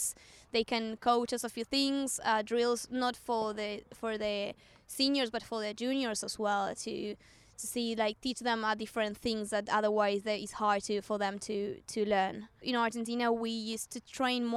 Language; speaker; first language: English; non-native, fluent; Spanish